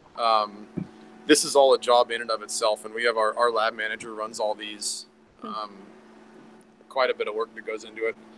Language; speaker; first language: English; native; English